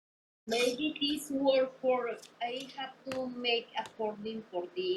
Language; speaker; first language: English; non-native, learner; Spanish